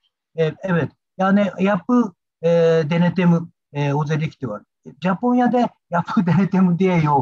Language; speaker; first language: Turkish; non-native, learner; Japanese